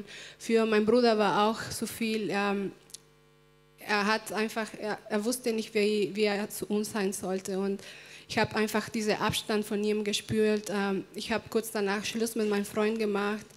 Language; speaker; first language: German; non-native, fluent; Spanish